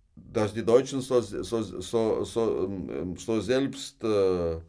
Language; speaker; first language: German; non-native, fluent; Russian